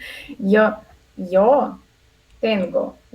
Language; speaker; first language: Spanish; non-native, learner; Russian